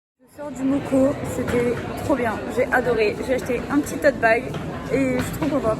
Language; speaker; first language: French; native; French